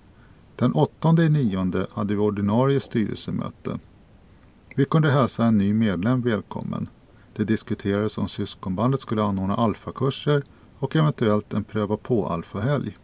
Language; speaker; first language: Swedish; native; Swedish